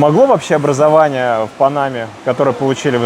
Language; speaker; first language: Russian; native; Russian